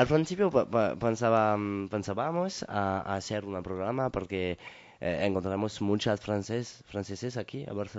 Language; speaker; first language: Spanish; non-native, learner; French